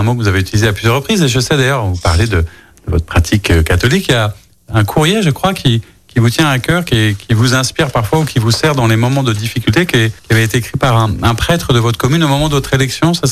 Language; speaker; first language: French; native; French